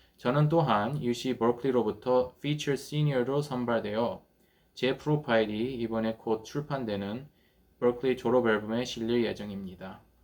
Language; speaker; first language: Korean; early bilingual, heritage; English